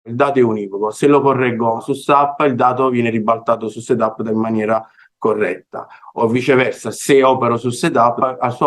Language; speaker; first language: Italian; native; Italian